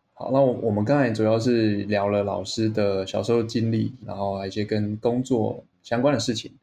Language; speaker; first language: Chinese; native; Chinese